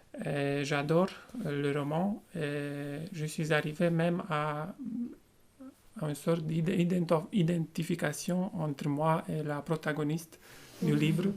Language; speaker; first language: French; non-native, fluent; Romanian